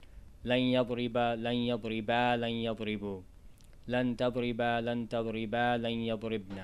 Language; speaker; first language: Arabic; non-native, fluent; English